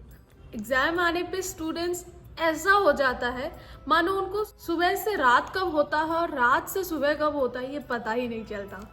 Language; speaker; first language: Hindi; native; Hindi